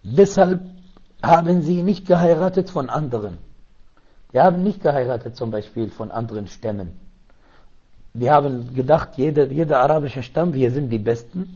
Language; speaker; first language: German; non-native, learner; Arabic